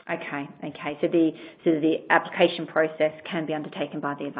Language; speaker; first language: English; native; English